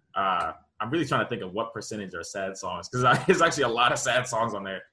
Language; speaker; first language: English; native; English